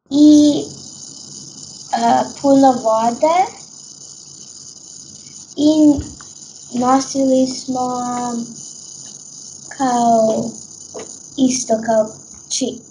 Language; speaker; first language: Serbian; early bilingual, heritage; Serbian